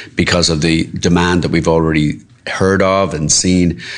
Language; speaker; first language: English; native; English